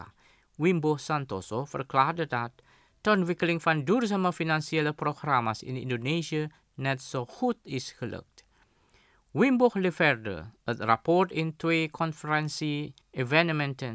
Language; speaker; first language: Dutch; non-native, fluent; Indonesian